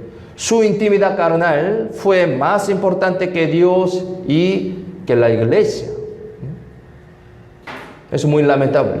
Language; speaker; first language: Spanish; non-native, fluent; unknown